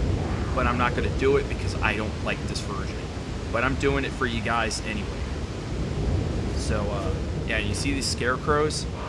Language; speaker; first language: English; native; English